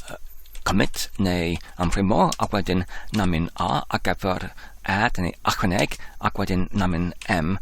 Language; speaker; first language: Welsh; non-native, fluent; English